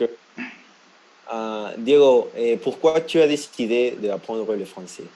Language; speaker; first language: French; non-native, fluent; Spanish